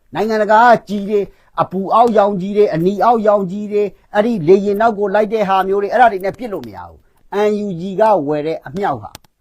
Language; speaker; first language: Burmese; non-native, local second language; Kachin